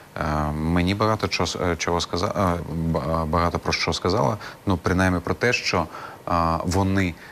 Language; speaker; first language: Ukrainian; non-native, local second language; Crimean Tatar